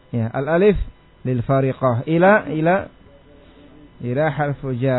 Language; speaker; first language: Arabic; non-native, fluent; Indonesian